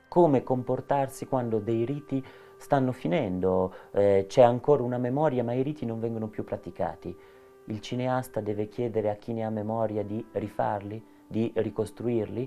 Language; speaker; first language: Italian; native; Italian